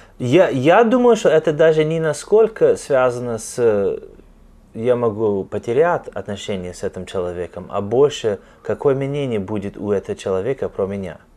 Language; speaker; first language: Russian; non-native, fluent; English